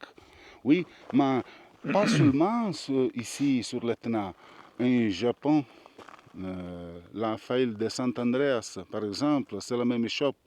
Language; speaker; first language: French; non-native, learner; Italian